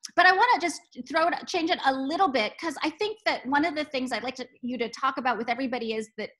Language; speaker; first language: English; native; English